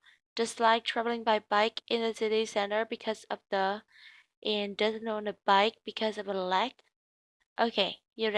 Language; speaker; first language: English; non-native, fluent; Vietnamese